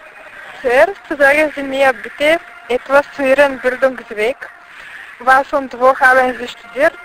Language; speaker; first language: German; non-native, learner; Bulgarian